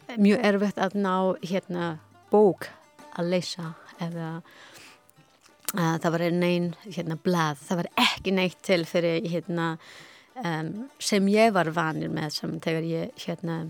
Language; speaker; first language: Icelandic; non-native, learner; Persian